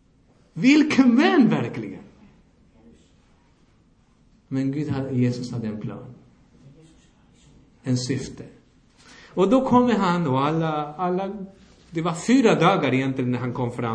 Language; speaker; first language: Swedish; non-native, fluent; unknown